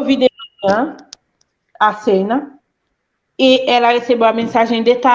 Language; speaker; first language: Portuguese; non-native, fluent; Haitian Creole